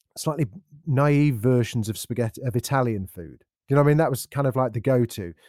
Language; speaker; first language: English; native; English